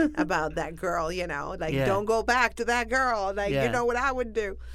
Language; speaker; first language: English; non-native, fluent; Spanish